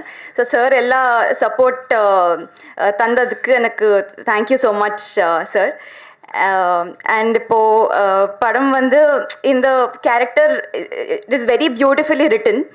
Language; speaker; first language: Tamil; non-native, learner; Telugu